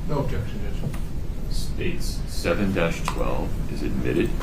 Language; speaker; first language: English; native; English